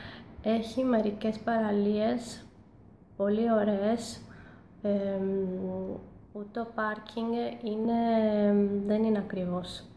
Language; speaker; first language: Greek; non-native, learner; Italian